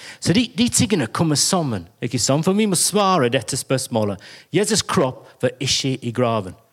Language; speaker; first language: Norwegian; non-native, fluent; English